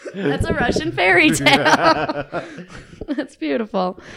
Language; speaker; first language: English; native; English